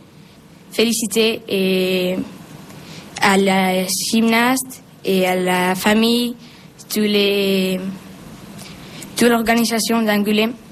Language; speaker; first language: French; non-native, learner; Spanish